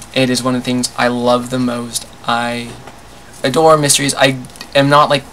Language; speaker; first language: English; native; English